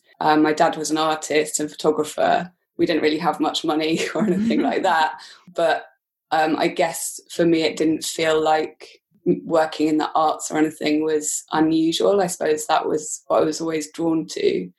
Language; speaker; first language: English; native; English